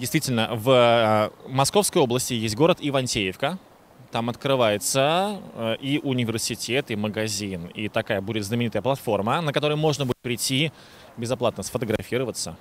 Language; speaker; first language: Russian; native; Russian